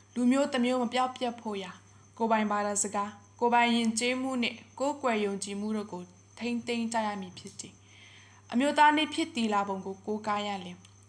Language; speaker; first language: Burmese; non-native, local second language; Pa'o Karen